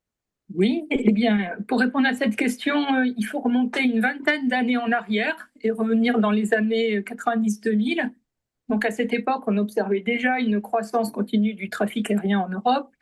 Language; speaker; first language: French; native; French